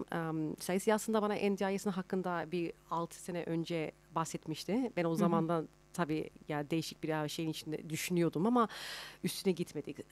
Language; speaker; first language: Turkish; early bilingual, heritage; Turkish